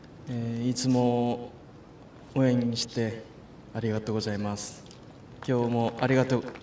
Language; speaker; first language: Japanese; non-native, fluent; Korean